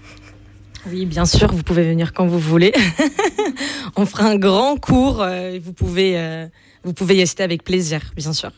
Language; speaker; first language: French; native; French